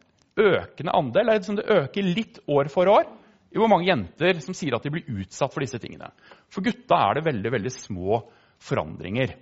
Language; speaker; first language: Norwegian; native; Norwegian